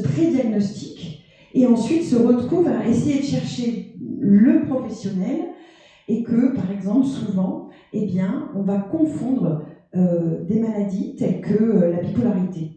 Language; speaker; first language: French; native; French